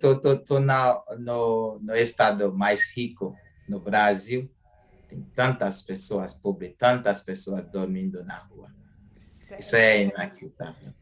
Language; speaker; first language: Portuguese; non-native, fluent; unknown